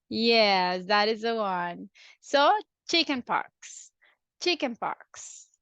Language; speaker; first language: English; non-native, fluent; Spanish